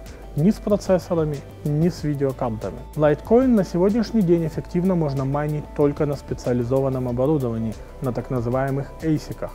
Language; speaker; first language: Russian; native; Russian